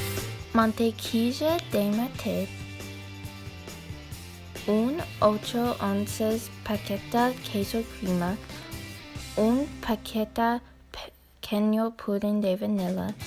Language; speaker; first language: Spanish; non-native, learner; English